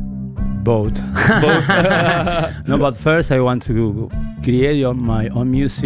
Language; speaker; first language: English; non-native, learner; Spanish